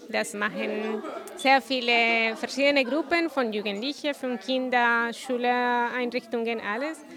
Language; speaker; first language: German; non-native, fluent; Spanish